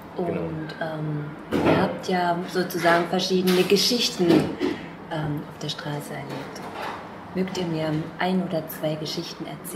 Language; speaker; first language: German; native; German